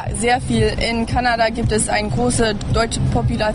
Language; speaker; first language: German; early bilingual, heritage; English